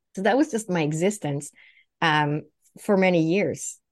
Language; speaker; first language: English; non-native, fluent; Swedish